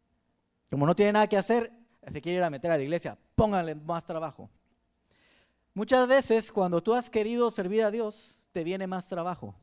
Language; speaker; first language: Spanish; native; Spanish